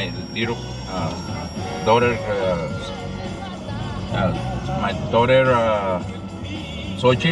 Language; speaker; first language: English; non-native, learner; Spanish